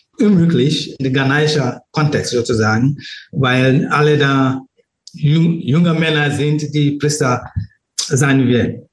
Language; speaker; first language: German; non-native, learner; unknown